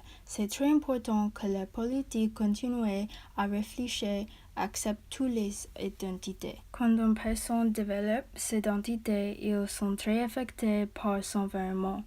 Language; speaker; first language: French; non-native, learner; English